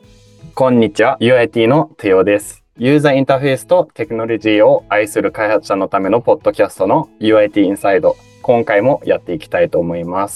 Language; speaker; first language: Japanese; native; Japanese